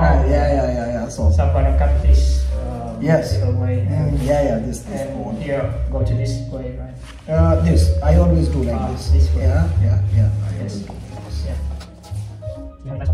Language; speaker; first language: English; non-native, local second language; Hindi